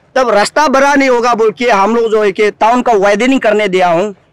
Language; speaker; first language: Hindi; non-native, local second language; Nyishi